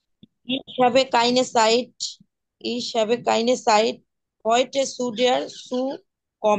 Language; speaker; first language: German; non-native, learner; Bangla